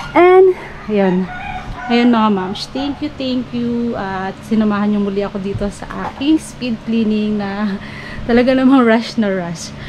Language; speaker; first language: Filipino; native; Filipino